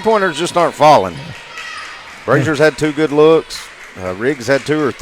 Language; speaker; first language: English; native; English